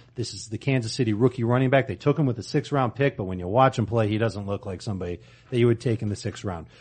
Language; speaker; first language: English; native; English